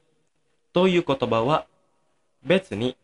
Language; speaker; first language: Japanese; non-native, fluent; Indonesian